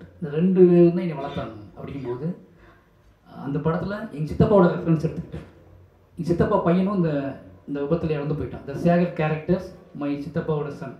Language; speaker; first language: Tamil; native; Tamil